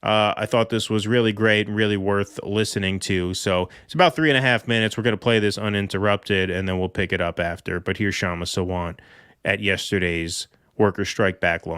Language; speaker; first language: English; native; English